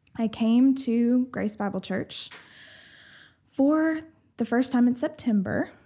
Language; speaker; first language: English; native; English